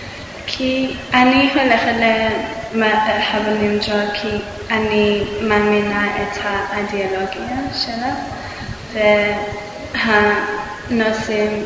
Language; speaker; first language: Hebrew; non-native, learner; English